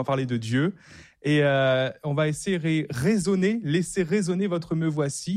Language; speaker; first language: French; native; French